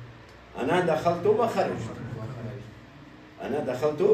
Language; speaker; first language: Arabic; non-native, fluent; Urdu